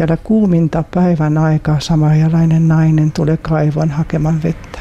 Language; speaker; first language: Finnish; non-native, fluent; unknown